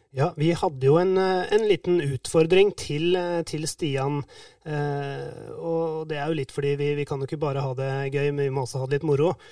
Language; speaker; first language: Norwegian; native; Norwegian